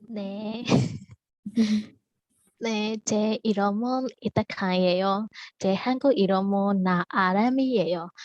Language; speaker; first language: Korean; non-native, learner; Burmese